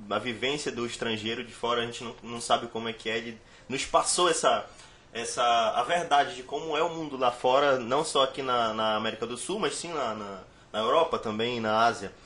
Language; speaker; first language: Portuguese; native; Portuguese